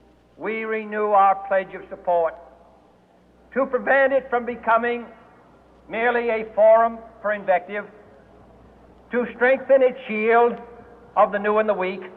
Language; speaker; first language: English; native; English